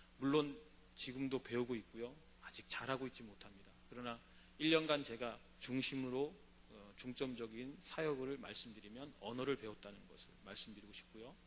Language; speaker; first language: Korean; native; Korean